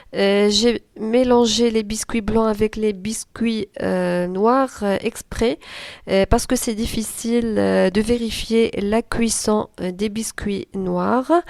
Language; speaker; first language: French; non-native, local second language; Arabic